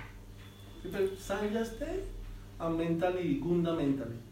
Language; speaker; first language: English; non-native, learner; Spanish